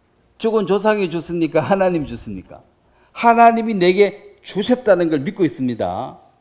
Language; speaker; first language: Korean; native; Korean